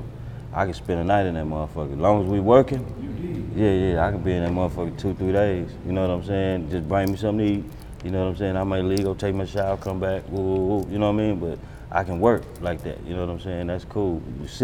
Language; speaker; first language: English; native; English